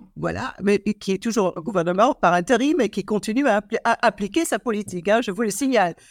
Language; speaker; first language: French; non-native, fluent; Dutch